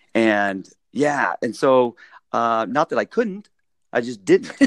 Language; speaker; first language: English; native; English